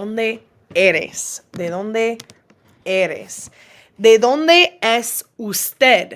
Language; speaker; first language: Spanish; non-native, fluent; English